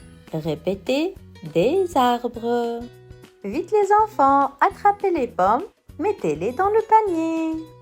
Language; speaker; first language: French; non-native, local second language; Arabic